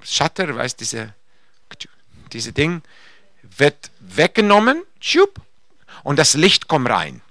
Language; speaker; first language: German; non-native, fluent; English